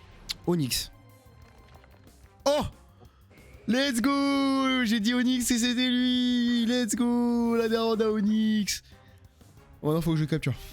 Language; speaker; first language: French; native; French